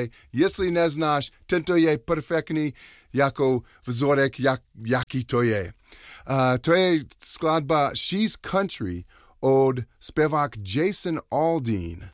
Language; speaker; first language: Czech; non-native, learner; English